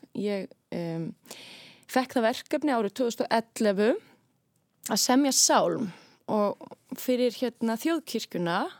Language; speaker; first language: Icelandic; native; Icelandic